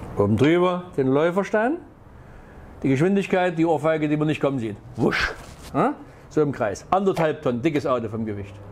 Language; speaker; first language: German; native; German